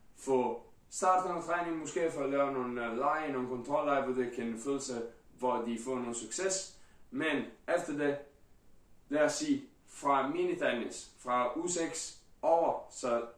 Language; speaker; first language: Danish; non-native, fluent; Spanish